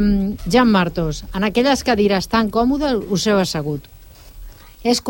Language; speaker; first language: Catalan; native; Catalan